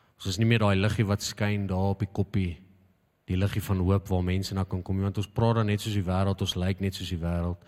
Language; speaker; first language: Afrikaans; native; Afrikaans